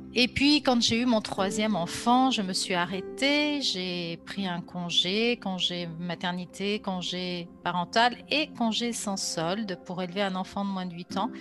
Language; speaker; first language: French; native; French